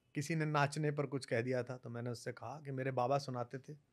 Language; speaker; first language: Hindi; native; Hindi